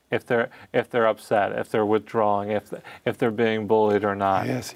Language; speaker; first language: English; native; English